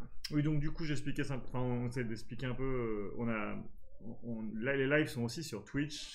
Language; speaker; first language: French; native; French